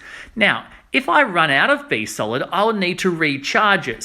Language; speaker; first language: English; native; English